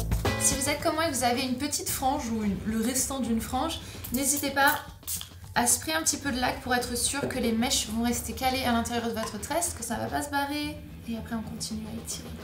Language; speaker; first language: French; native; French